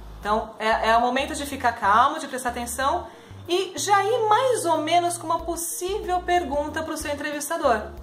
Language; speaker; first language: Portuguese; native; Portuguese